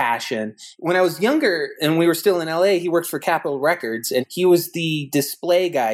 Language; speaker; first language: English; native; English